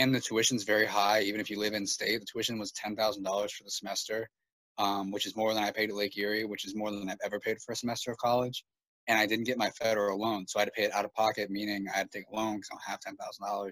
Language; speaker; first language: English; native; English